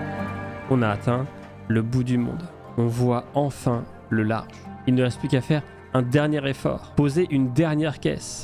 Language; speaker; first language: French; native; French